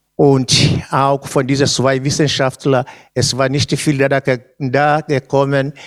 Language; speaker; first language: German; non-native, fluent; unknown